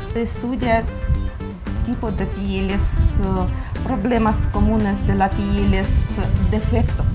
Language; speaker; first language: Spanish; non-native, learner; Ukrainian